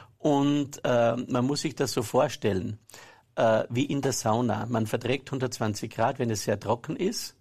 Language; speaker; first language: German; native; German